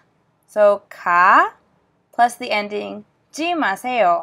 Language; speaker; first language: Korean; non-native, fluent; English